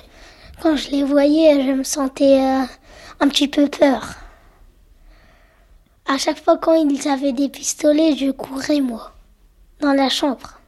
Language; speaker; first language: French; early bilingual, other home language; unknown